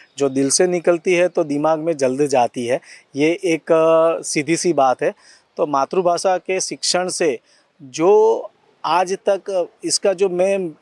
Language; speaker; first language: Hindi; non-native, local second language; Gujarati